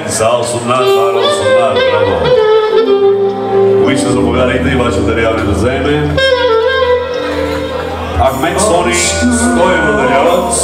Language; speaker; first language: Bulgarian; non-native, local second language; Turkish